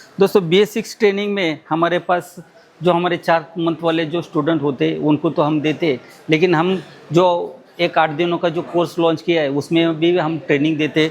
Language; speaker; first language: Hindi; non-native, local second language; Marathi